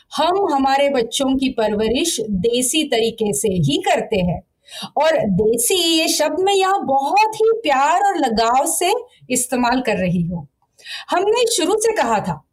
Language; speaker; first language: Hindi; non-native, local second language; Marathi